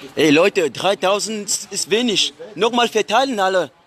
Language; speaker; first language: German; non-native, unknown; French